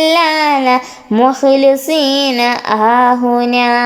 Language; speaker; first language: Arabic; non-native, learner; Malayalam